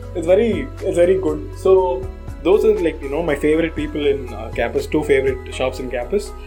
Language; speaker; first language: English; non-native, local second language; Tamil